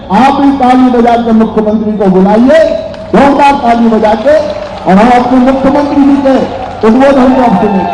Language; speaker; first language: Hindi; native; Hindi